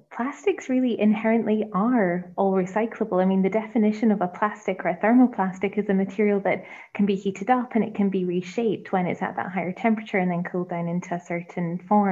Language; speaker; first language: English; native; English